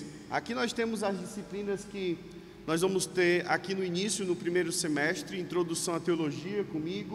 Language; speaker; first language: Portuguese; native; Portuguese